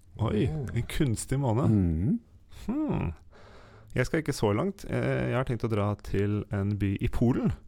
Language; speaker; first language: Norwegian; native; Norwegian